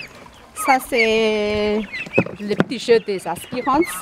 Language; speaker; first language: French; non-native, local second language; Malagasy